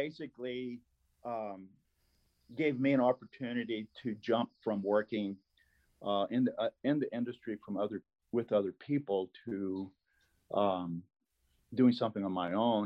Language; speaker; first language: English; non-native, fluent; Spanish